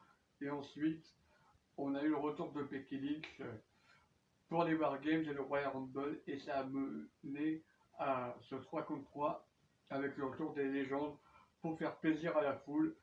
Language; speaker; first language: French; native; French